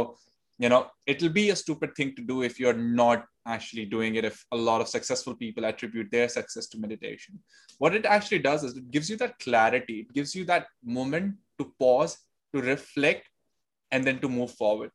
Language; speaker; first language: English; non-native, local second language; Hindi